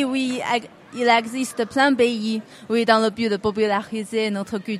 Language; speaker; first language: French; non-native, fluent; Chinese